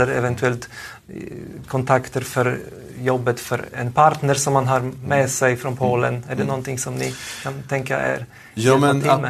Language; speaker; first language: Swedish; non-native, fluent; Polish